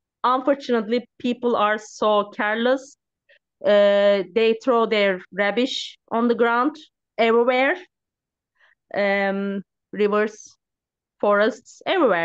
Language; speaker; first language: English; non-native, learner; Turkish